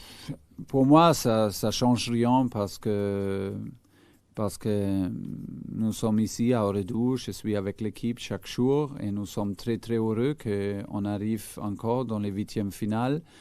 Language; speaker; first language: French; non-native, fluent; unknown